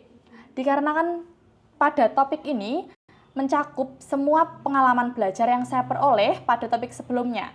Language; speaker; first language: Indonesian; native; Indonesian